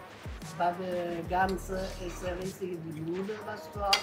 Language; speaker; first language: German; non-native, learner; Italian